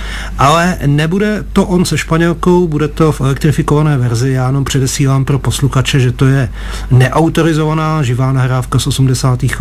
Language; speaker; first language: Czech; native; Czech